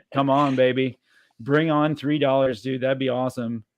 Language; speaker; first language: English; native; English